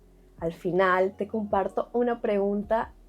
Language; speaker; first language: Spanish; native; Spanish